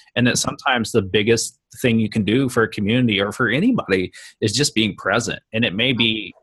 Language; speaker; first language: English; native; English